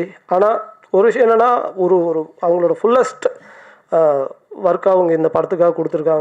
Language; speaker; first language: Tamil; native; Tamil